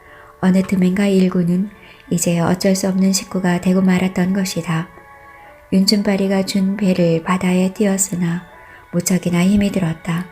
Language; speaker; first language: Korean; native; Korean